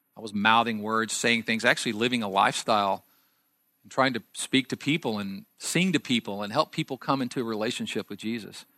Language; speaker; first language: English; native; English